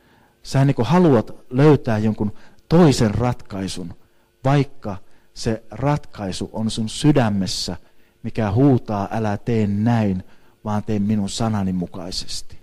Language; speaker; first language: Finnish; native; Finnish